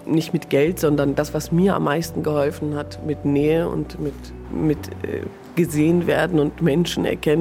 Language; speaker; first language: German; early bilingual, other home language; Persian